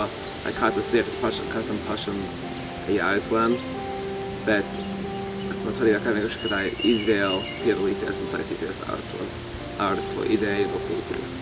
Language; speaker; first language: Latvian; early bilingual, heritage; Latvian